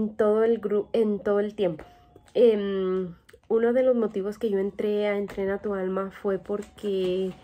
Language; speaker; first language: Spanish; native; Spanish